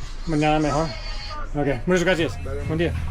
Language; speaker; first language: Spanish; non-native, learner; English